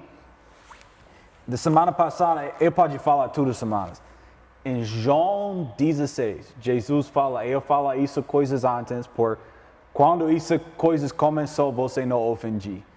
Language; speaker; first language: Portuguese; non-native, learner; English